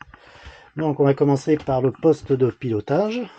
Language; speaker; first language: French; native; French